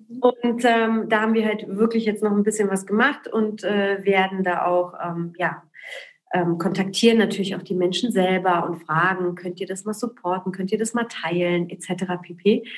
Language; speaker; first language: German; early bilingual, other home language; Polish